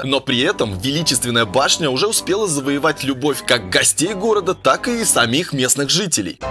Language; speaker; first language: Russian; native; Russian